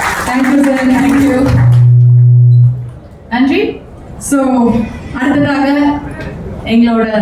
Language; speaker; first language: Tamil; native; Tamil